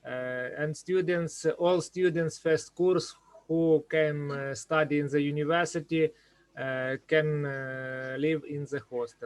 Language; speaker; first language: English; non-native, learner; Ukrainian